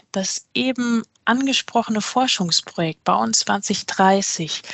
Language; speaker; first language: German; native; German